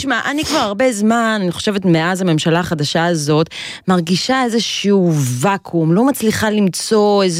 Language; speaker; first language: Hebrew; native; Hebrew